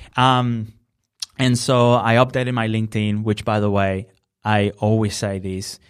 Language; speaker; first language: English; non-native, fluent; Spanish